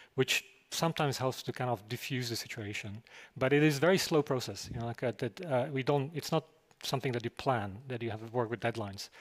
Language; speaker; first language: English; non-native, fluent; Slovak